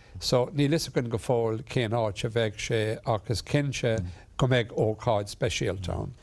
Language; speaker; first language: Irish; non-native, local second language; English